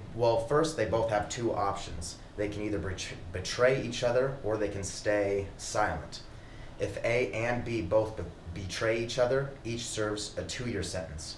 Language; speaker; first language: English; native; English